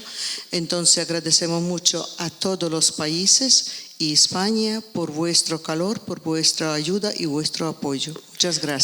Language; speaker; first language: Spanish; non-native, learner; Ukrainian